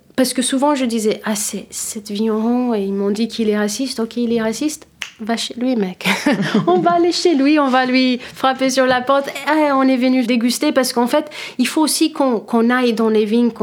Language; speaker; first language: French; non-native, fluent; English